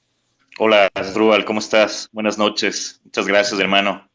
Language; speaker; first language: Spanish; native; Spanish